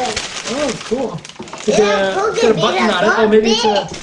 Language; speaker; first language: English; native; English